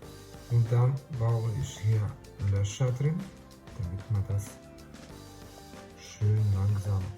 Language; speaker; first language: German; non-native, fluent; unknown